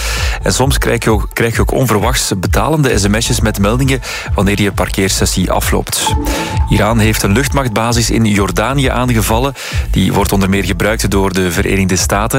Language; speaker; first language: Dutch; native; Dutch